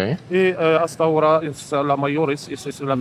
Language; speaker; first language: Spanish; non-native, fluent; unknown